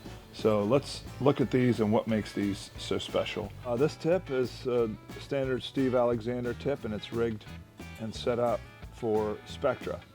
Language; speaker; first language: English; native; English